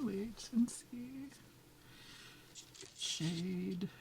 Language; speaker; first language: English; native; English